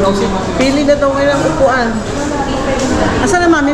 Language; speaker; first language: Filipino; native; Filipino